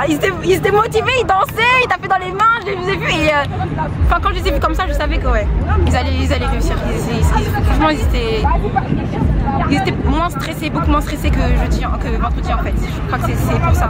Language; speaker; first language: French; native; French